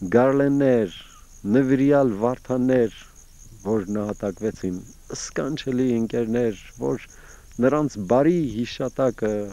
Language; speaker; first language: Armenian; early bilingual, heritage; Armenian